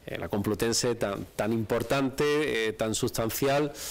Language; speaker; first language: Spanish; native; Spanish